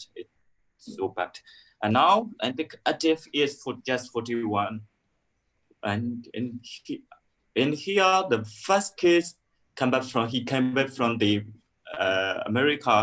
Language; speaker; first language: English; non-native, learner; Burmese